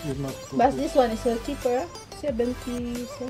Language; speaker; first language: English; non-native, learner; Filipino